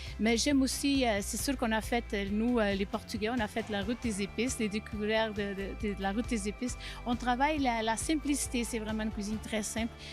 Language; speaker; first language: French; non-native, fluent; Portuguese